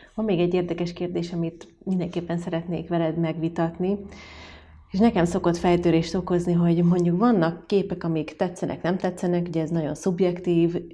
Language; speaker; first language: Hungarian; native; Hungarian